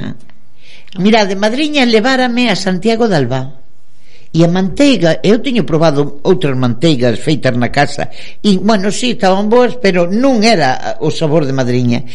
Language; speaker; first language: Galician; native; Galician